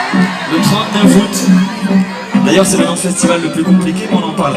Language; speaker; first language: French; native; French